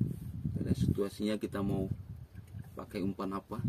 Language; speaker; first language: Indonesian; native; Indonesian